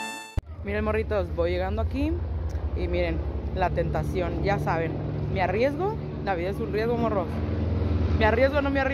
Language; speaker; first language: Spanish; native; Spanish